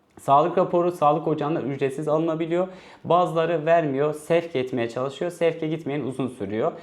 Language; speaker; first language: Turkish; native; Turkish